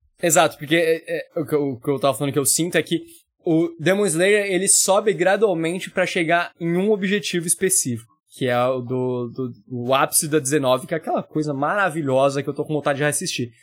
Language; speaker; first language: Portuguese; native; Portuguese